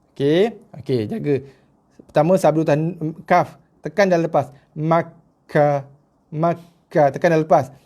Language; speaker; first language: Malay; native; Malay